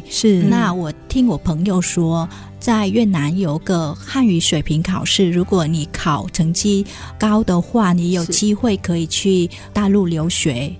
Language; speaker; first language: Chinese; non-native, fluent; Vietnamese